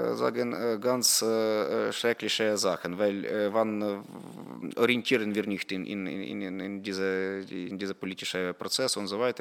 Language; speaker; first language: German; non-native, fluent; Ukrainian